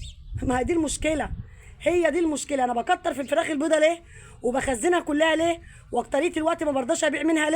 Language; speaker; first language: Arabic; native; Arabic